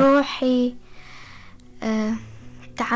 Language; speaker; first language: Arabic; non-native, learner; Persian